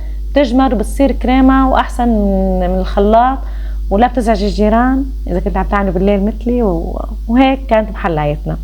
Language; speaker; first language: Arabic; native; Arabic